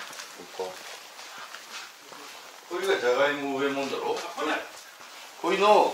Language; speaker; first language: Japanese; native; Japanese